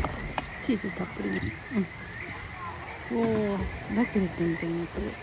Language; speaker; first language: Japanese; native; Japanese